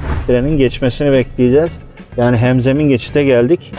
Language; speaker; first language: Turkish; native; Turkish